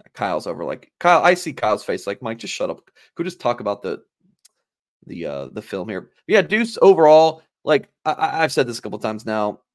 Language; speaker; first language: English; native; English